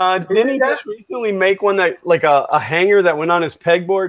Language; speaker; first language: English; native; English